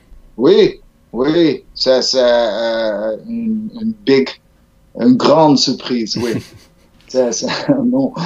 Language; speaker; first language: French; non-native, learner; Dutch